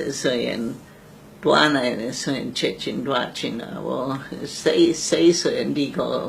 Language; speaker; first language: Burmese; non-native, learner; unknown